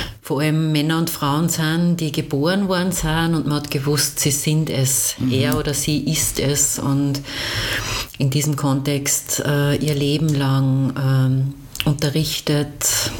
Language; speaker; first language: German; native; German